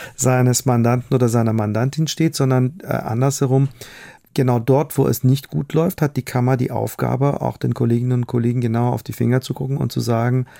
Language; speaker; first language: German; non-native, fluent; Persian